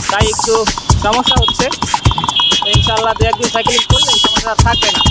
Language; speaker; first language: Bangla; native; Bangla